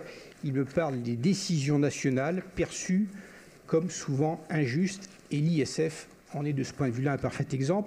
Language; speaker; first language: French; native; French